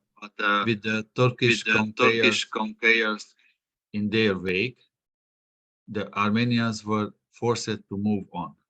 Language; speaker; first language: English; non-native, fluent; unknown